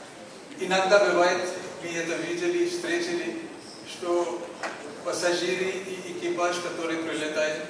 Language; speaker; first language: Russian; non-native, learner; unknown